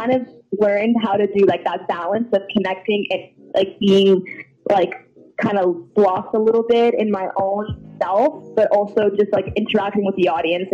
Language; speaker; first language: English; native; English